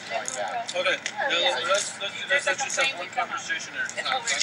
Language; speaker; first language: English; native; English